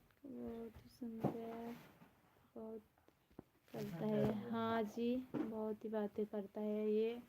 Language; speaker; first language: Hindi; non-native, local second language; Bangla